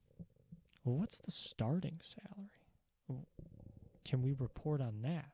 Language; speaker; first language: English; native; English